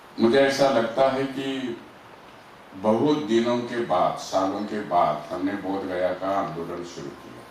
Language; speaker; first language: Hindi; non-native, local second language; Marathi